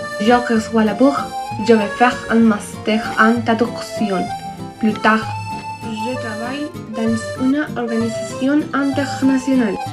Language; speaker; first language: French; non-native, learner; Spanish